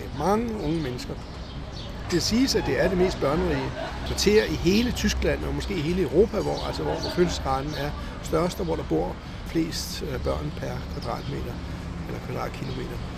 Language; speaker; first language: Danish; native; Danish